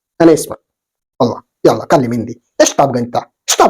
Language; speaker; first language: Arabic; non-native, learner; Malayalam